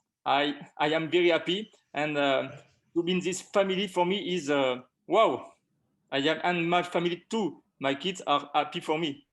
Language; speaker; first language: English; non-native, learner; French